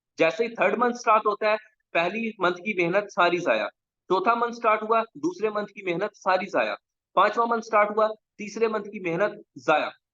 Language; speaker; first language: Urdu; non-native, local second language; Punjabi